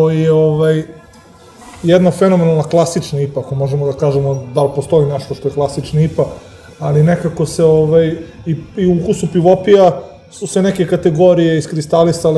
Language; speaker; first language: Serbian; native; Serbian